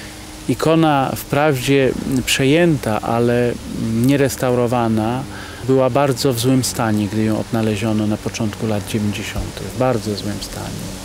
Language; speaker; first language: Polish; native; Polish